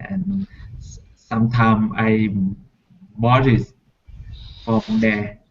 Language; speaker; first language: English; non-native, learner; Thai